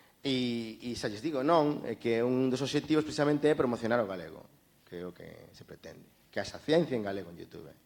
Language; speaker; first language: Galician; native; Galician